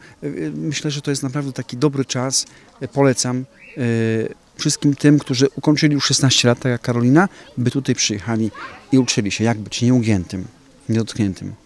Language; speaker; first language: Polish; native; Polish